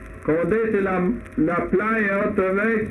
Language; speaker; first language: Spanish; non-native, learner; English